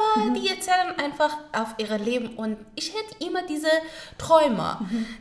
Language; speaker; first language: German; non-native, fluent; Pashto